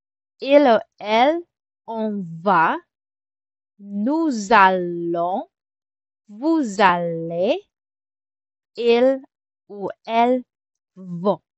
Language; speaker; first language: French; non-native, fluent; Filipino